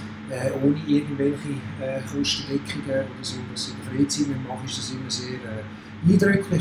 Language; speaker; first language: German; native; German